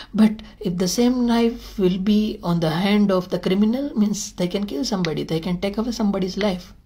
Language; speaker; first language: Hindi; non-native, local second language; Gujarati